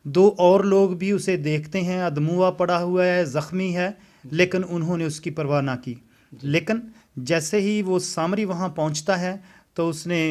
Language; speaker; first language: Urdu; non-native, local second language; Punjabi